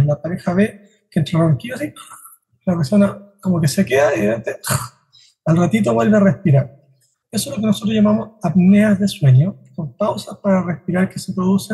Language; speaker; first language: Spanish; native; Spanish